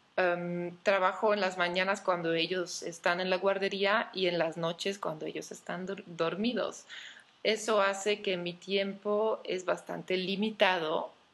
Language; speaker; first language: Spanish; non-native, fluent; Dutch